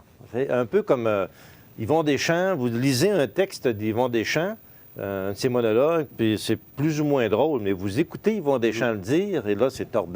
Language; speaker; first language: French; native; French